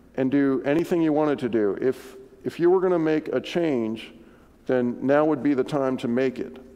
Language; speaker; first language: English; native; English